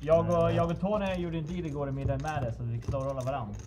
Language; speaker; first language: Swedish; native; Swedish